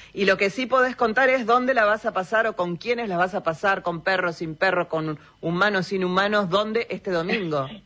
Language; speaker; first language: Spanish; native; Spanish